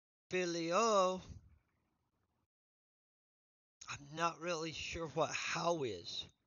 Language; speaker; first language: English; native; English